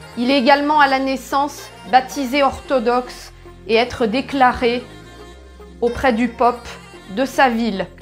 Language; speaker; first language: French; native; French